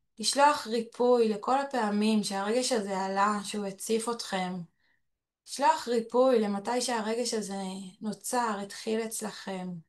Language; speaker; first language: Hebrew; early bilingual, other home language; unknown